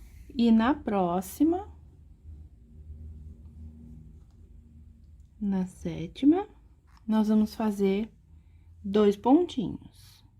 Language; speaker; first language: Portuguese; native; Portuguese